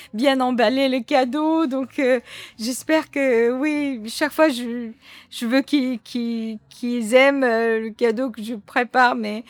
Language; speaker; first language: French; non-native, fluent; Korean